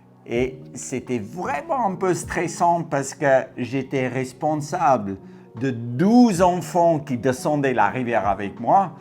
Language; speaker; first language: French; non-native, fluent; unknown